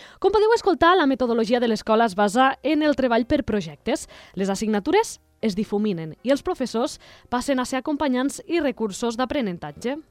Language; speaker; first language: Catalan; native; Catalan